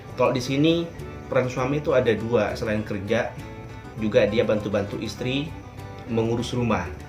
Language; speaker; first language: Indonesian; native; Indonesian